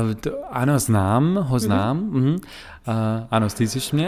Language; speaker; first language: Czech; non-native, learner; German